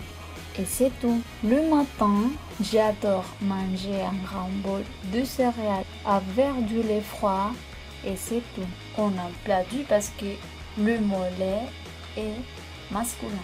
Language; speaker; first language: French; non-native, fluent; Spanish